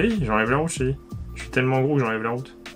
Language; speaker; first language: French; native; French